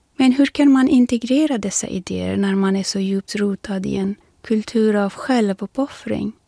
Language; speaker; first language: Swedish; non-native, fluent; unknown